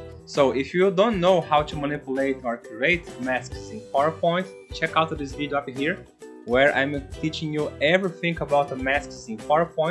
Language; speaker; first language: English; non-native, fluent; Portuguese